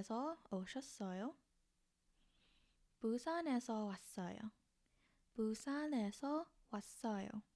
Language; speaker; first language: Korean; non-native, learner; English